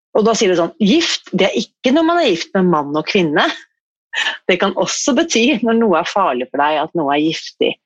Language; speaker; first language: Norwegian; native; Norwegian